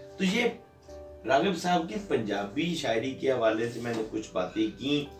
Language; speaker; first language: Urdu; non-native, local second language; Punjabi